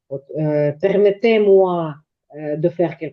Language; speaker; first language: French; non-native, fluent; Ukrainian